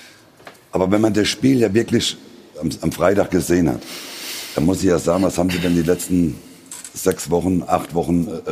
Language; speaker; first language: German; native; German